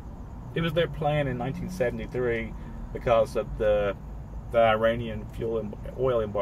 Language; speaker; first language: English; native; English